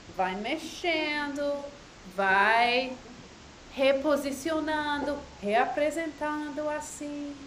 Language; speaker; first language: Portuguese; non-native, fluent; English